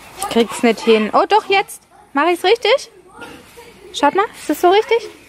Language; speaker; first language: German; non-native, fluent; Italian